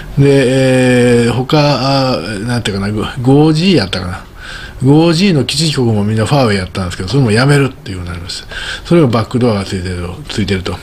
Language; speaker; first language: Japanese; native; Japanese